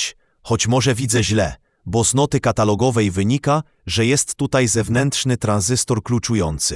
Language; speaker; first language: Polish; native; Polish